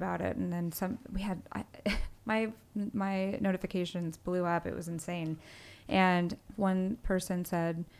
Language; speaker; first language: English; native; English